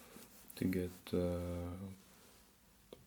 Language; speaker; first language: English; non-native, learner; Russian